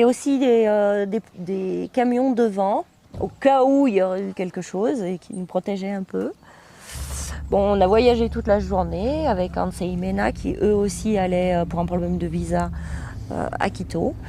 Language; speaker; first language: French; native; French